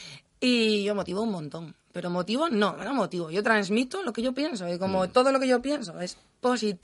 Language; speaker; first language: Spanish; native; Spanish